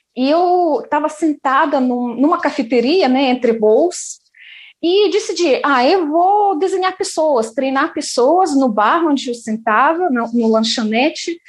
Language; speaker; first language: Portuguese; non-native, fluent; Russian